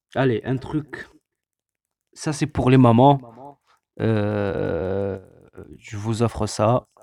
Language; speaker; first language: French; non-native, local second language; Arabic